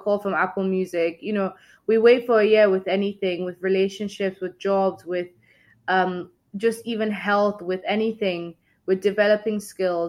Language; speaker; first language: English; non-native, local second language; Yoruba